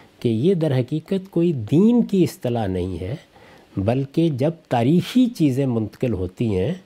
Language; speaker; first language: Urdu; native; Urdu